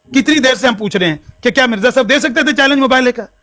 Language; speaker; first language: Urdu; non-native, local second language; Punjabi